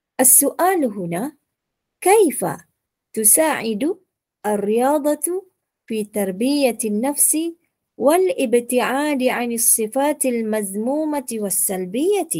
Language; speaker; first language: Arabic; non-native, fluent; Malay